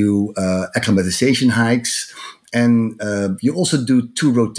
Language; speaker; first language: English; non-native, fluent; Dutch